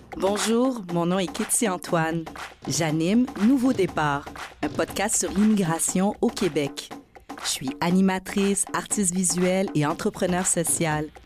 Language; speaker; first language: French; early bilingual, other home language; Haitian Creole